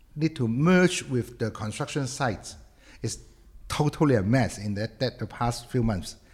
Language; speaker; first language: English; non-native, local second language; Cantonese